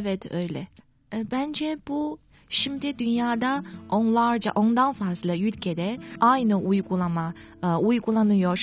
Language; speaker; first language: Turkish; non-native, fluent; Chinese